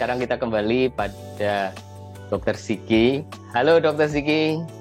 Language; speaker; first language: Indonesian; native; Indonesian